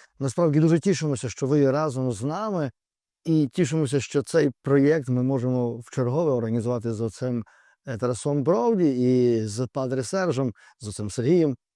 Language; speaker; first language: Ukrainian; native; Ukrainian